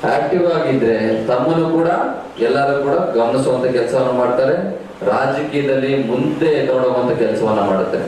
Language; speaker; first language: Kannada; native; Kannada